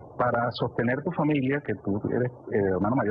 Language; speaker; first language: Spanish; native; Spanish